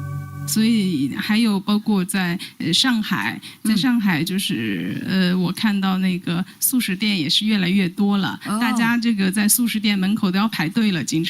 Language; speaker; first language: Chinese; native; Chinese